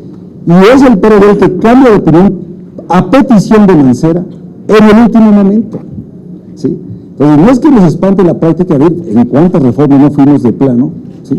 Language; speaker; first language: Spanish; native; Spanish